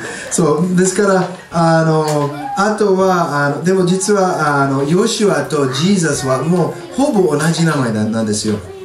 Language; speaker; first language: Japanese; non-native, fluent; English